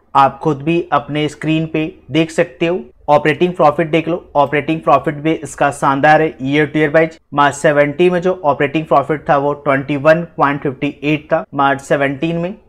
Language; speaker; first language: Hindi; native; Hindi